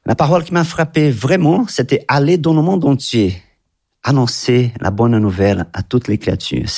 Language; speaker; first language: French; non-native, fluent; Italian